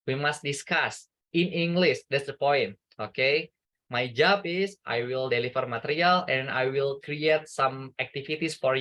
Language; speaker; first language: English; non-native, fluent; Indonesian